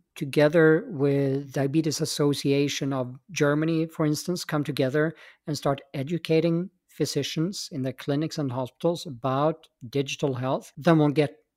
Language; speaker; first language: English; non-native, fluent; Swedish